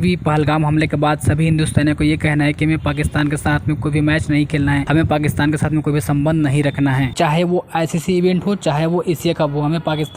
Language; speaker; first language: Hindi; native; Hindi